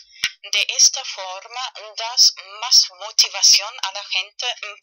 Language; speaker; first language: Spanish; non-native, fluent; German